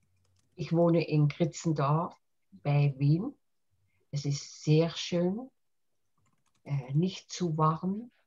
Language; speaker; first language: German; non-native, fluent; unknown